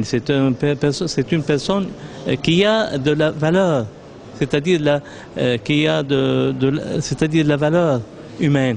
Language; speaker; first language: French; non-native, local second language; Arabic